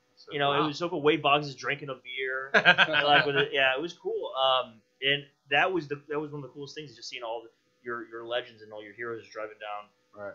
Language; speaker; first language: English; native; English